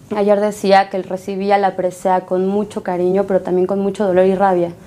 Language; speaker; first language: Spanish; native; Spanish